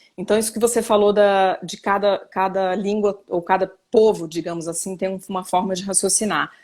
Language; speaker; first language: Portuguese; native; Portuguese